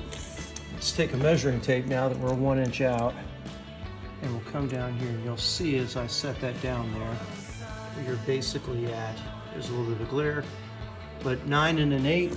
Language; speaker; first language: English; native; English